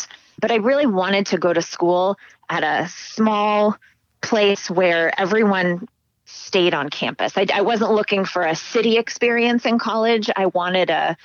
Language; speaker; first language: English; native; English